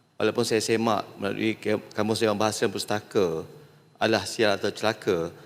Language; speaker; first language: Malay; native; Malay